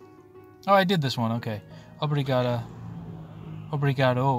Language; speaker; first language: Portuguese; non-native, learner; English